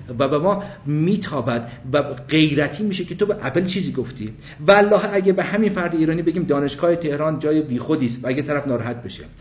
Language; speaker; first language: Persian; early bilingual, other home language; English